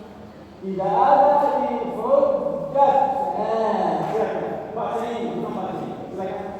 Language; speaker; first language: Indonesian; non-native, learner; Arabic